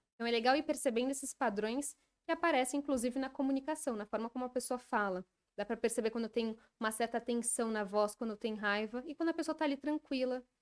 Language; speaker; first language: Portuguese; native; Portuguese